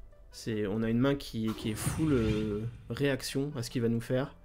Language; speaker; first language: French; native; French